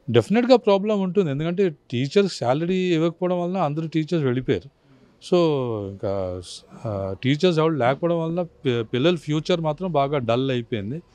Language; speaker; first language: Telugu; non-native, fluent; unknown